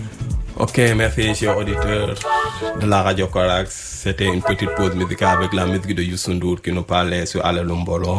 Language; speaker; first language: French; non-native, local second language; Wolof